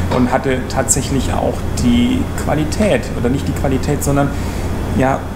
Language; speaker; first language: German; native; German